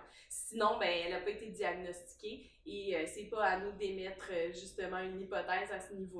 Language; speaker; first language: French; native; French